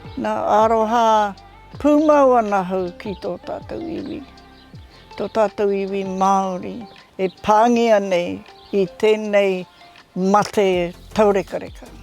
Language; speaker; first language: Māori; native; Māori